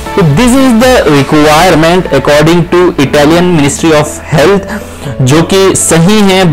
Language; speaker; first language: Hindi; native; Hindi